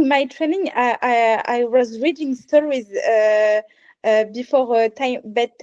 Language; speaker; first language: English; non-native, learner; French